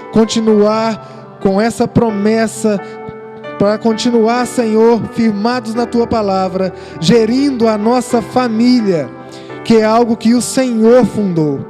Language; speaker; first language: Portuguese; native; Portuguese